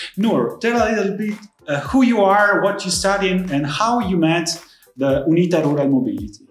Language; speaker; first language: English; non-native, fluent; Italian